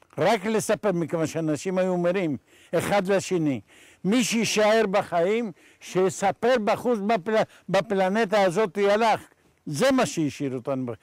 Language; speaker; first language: Hebrew; non-native, fluent; Ladino